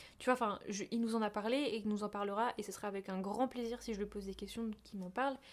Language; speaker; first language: French; native; French